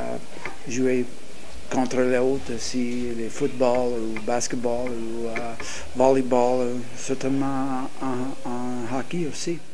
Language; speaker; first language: French; non-native, learner; English